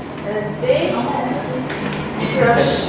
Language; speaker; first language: English; non-native, learner; Turkish